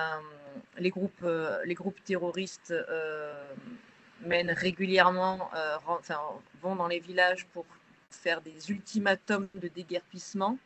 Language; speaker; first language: French; native; French